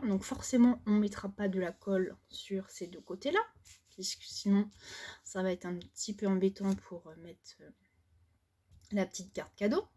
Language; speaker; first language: French; native; French